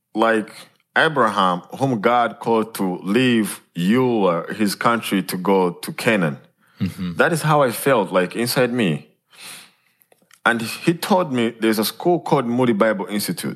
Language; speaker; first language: English; non-native, local second language; Kinyarwanda